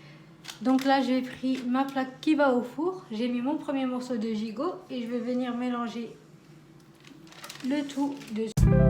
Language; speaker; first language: French; native; French